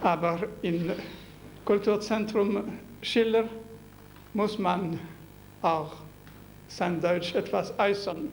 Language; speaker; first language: German; non-native, local second language; French